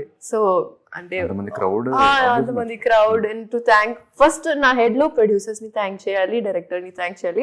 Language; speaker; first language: Telugu; non-native, local second language; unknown